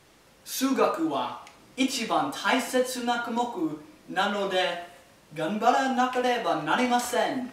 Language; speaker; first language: Japanese; non-native, learner; English